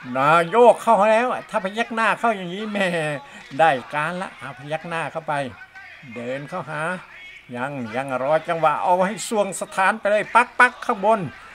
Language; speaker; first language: Thai; native; Thai